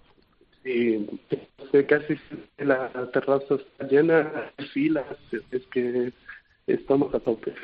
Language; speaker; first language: Spanish; non-native, fluent; Arabic